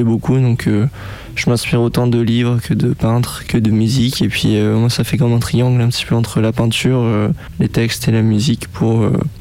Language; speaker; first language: French; native; French